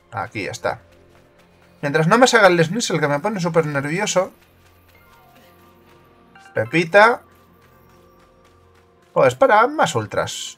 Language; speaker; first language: Spanish; native; Spanish